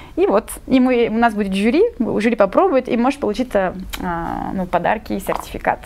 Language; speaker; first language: Russian; non-native, fluent; French